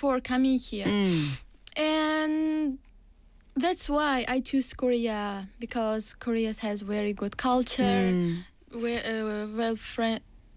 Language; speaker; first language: English; non-native, fluent; Uzbek